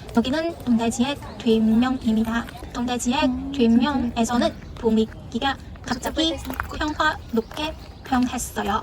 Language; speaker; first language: Korean; non-native, learner; Cantonese